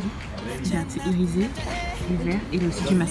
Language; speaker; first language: French; native; French